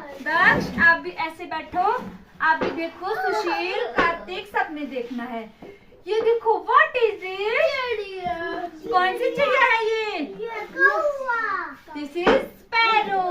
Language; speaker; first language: Hindi; native; Hindi